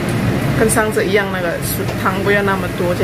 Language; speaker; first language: Chinese; non-native, learner; Indonesian